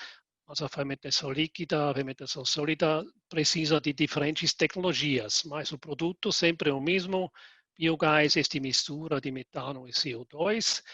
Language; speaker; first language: Portuguese; non-native, fluent; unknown